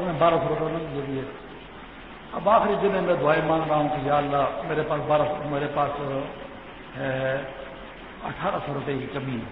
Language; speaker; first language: Urdu; non-native, local second language; Pashto